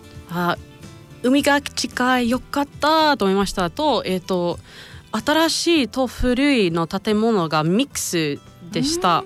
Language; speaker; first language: Japanese; non-native, learner; English